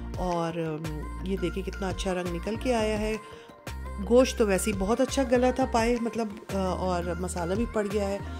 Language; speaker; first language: Urdu; native; Urdu